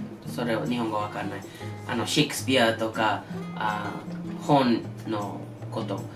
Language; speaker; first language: Japanese; non-native, learner; English